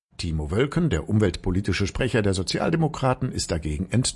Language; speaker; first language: German; native; German